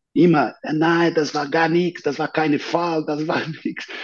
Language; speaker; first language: German; non-native, fluent; Portuguese